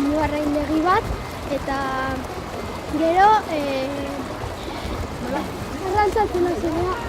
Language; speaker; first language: Basque; non-native, local second language; Spanish